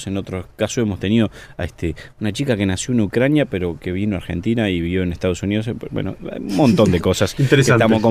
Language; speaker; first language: Spanish; native; Spanish